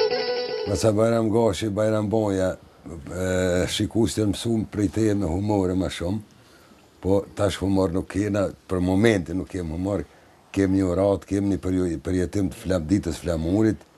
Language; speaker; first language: Albanian; native; Albanian